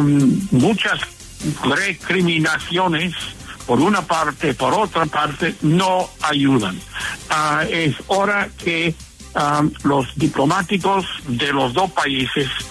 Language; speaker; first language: Spanish; non-native, fluent; English